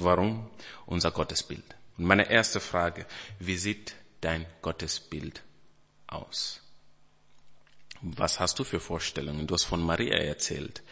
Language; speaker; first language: German; non-native, fluent; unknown